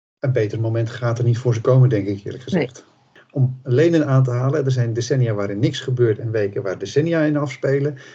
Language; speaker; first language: Dutch; native; Dutch